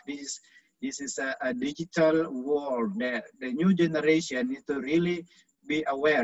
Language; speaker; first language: English; non-native, fluent; Indonesian